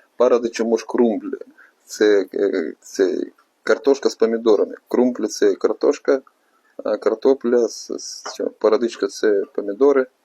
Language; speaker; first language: Ukrainian; non-native, local second language; Russian